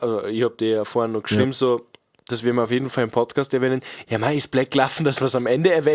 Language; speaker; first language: German; native; German